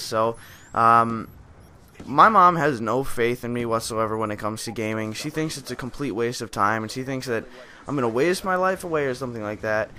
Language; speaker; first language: English; native; English